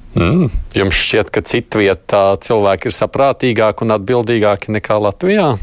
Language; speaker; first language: Latvian; native; Latvian